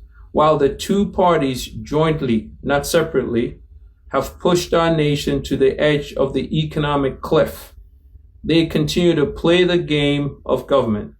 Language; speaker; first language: English; non-native, local second language; Akan